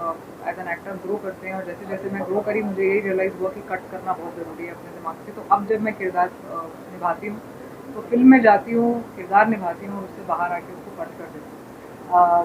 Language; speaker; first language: Hindi; native; Hindi